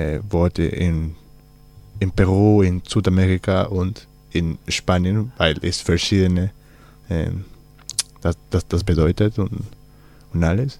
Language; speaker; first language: German; non-native, learner; Spanish